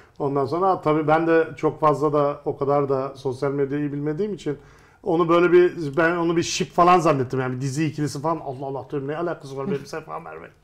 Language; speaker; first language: Turkish; native; Turkish